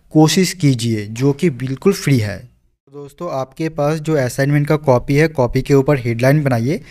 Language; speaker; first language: Hindi; non-native, local second language; Bangla